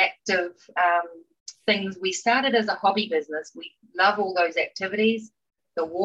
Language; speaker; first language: English; native; English